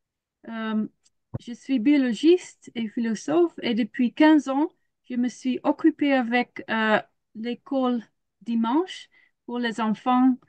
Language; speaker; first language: French; non-native, learner; Dutch